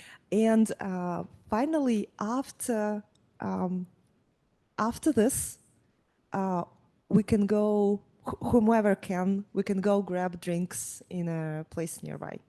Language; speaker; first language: English; non-native, fluent; Russian